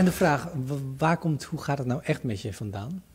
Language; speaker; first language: Dutch; native; Dutch